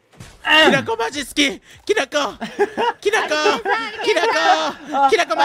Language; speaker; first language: Japanese; native; Japanese